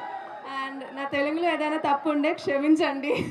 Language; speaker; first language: Telugu; non-native, local second language; Malayalam